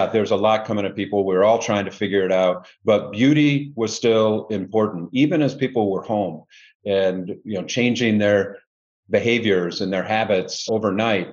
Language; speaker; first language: English; native; English